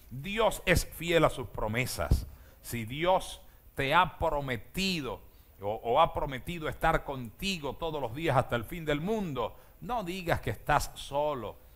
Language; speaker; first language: Spanish; native; Spanish